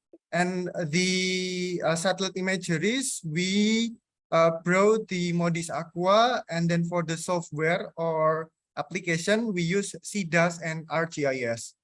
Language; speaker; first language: English; non-native, fluent; Indonesian